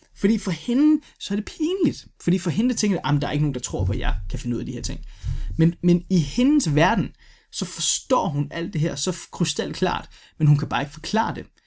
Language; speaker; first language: Danish; native; Danish